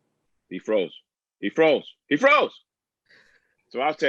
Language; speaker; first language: English; native; English